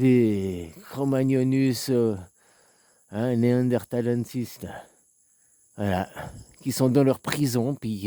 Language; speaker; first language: French; native; French